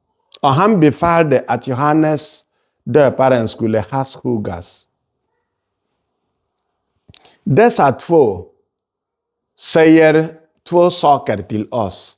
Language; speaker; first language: Swedish; non-native, fluent; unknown